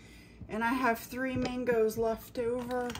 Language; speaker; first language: English; native; English